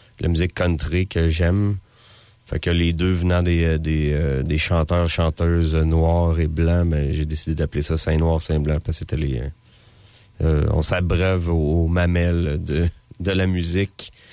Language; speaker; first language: French; native; French